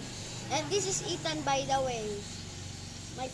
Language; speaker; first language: English; non-native, local second language; Filipino